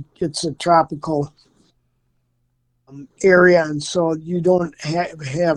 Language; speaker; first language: English; native; English